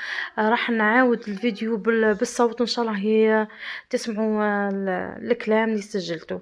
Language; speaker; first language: Arabic; native; Arabic